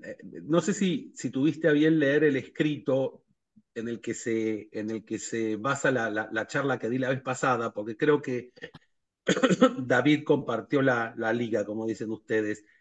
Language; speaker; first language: Spanish; native; Spanish